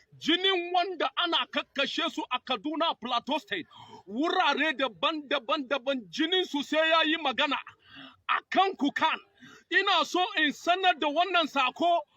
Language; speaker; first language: Hausa; non-native, local second language; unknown